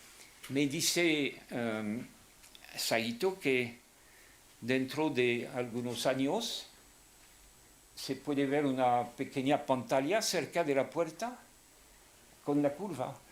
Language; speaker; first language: Spanish; non-native, fluent; French